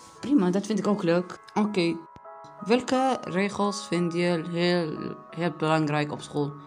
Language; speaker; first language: Dutch; non-native, learner; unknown